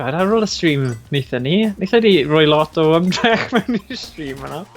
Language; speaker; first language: Welsh; native; Welsh